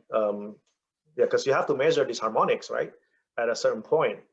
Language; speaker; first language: English; non-native, fluent; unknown